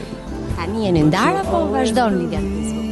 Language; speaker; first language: Albanian; native; Albanian